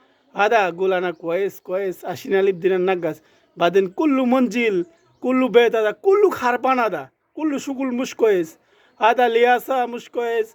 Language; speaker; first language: Arabic; non-native, learner; Bangla